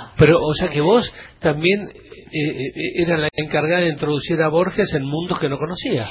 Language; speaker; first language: Spanish; native; Spanish